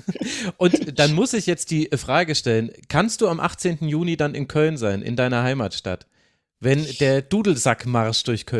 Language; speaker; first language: German; native; German